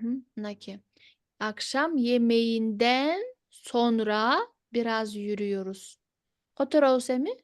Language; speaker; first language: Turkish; non-native, fluent; Kyrgyz